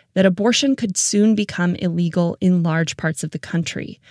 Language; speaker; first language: English; native; English